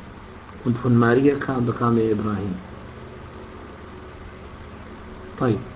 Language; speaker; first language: German; non-native, fluent; Arabic